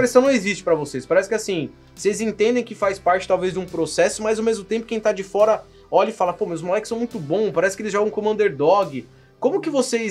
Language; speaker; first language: Portuguese; native; Portuguese